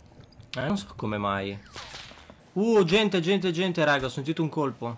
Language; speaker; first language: Italian; native; Italian